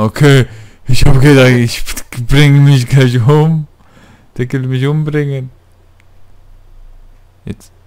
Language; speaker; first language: German; non-native, fluent; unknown